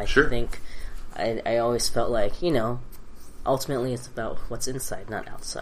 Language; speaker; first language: English; early bilingual, other home language; Cantonese